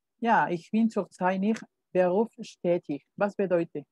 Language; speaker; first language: German; non-native, fluent; Spanish